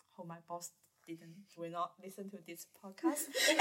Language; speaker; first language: English; non-native, learner; Chinese